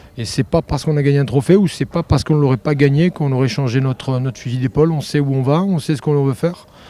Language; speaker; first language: French; native; French